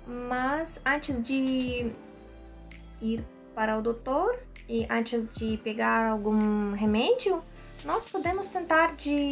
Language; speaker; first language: Portuguese; non-native, learner; Russian